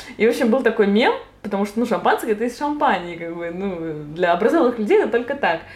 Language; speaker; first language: Russian; native; Russian